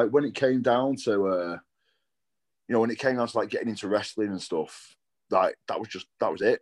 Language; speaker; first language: English; native; English